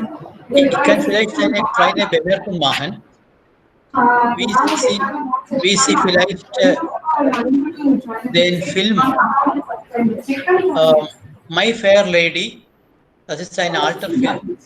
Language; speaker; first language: German; non-native, fluent; Malayalam